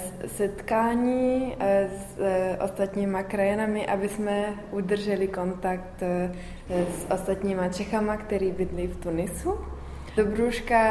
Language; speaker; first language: Czech; early bilingual, heritage; Arabic